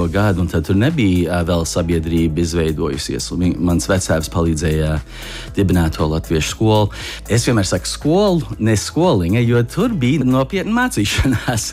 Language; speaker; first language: Latvian; early bilingual, heritage; Latvian